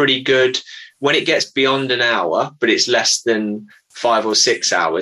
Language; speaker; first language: English; native; English